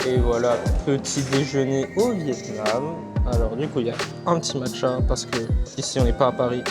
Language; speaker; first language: French; native; French